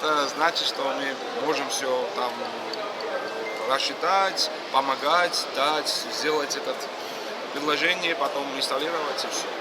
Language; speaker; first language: Russian; non-native, fluent; Georgian